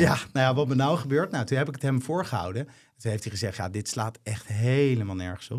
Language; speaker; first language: Dutch; native; Dutch